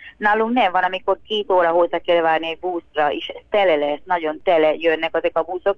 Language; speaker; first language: Hungarian; non-native, fluent; Spanish